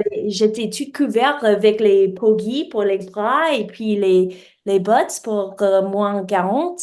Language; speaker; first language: French; non-native, learner; English